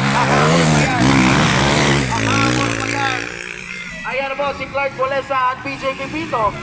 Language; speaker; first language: Filipino; non-native, local second language; Cebuano